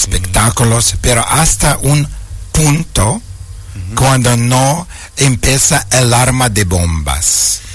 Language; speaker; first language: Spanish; non-native, learner; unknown